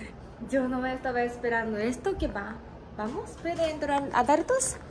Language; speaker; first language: Spanish; non-native, learner; Japanese